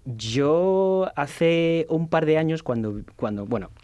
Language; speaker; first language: Spanish; non-native, fluent; Cantonese